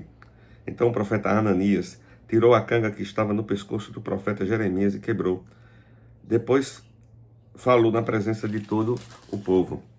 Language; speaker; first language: Portuguese; native; Portuguese